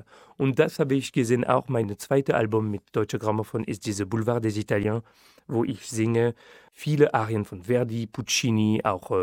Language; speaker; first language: German; non-native, fluent; French